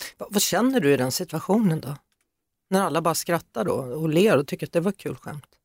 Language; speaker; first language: Swedish; native; Swedish